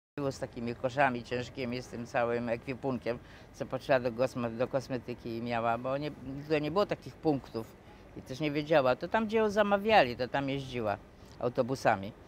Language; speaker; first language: Polish; native; Polish